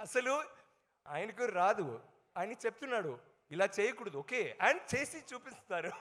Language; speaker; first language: Telugu; non-native, learner; Tamil